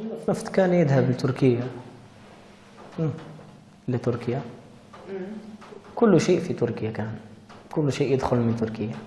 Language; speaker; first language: Arabic; early bilingual, heritage; Arabic